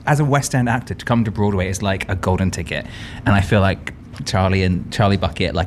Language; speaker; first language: English; native; English